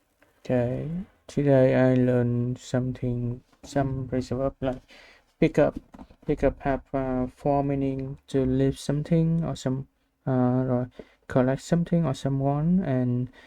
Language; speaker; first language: English; non-native, learner; Vietnamese